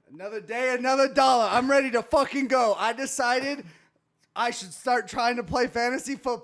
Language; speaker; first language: English; native; English